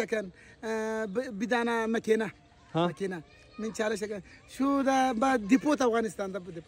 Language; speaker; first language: Turkish; non-native, learner; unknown